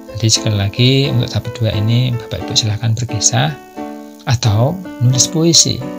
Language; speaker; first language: Indonesian; non-native, local second language; Javanese